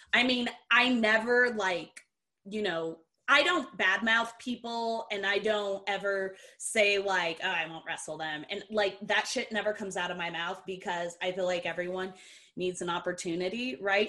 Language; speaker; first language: English; early bilingual, other home language; Portuguese